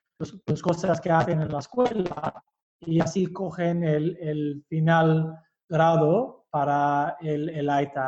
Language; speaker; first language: Spanish; early bilingual, heritage; Basque